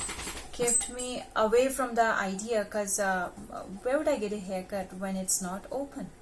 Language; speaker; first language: English; non-native, local second language; Hindi